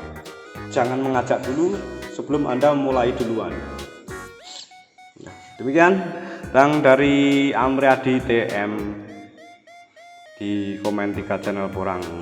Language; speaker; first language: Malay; non-native, local second language; Javanese